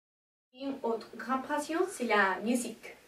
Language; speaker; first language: French; non-native, learner; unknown